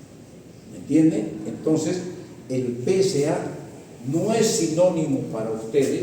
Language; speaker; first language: Spanish; native; Spanish